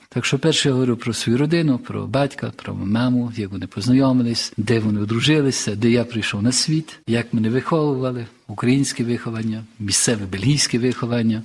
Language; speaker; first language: Ukrainian; early bilingual, heritage; Ukrainian